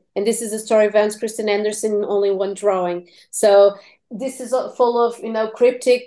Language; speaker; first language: English; non-native, fluent; Portuguese